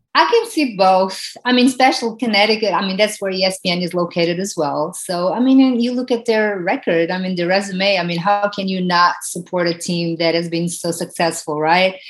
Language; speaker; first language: English; non-native, fluent; Portuguese